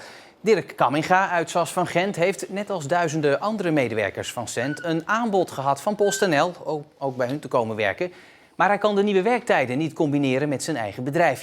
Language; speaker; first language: Dutch; native; Dutch